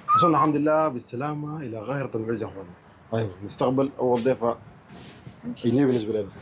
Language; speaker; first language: Arabic; native; Arabic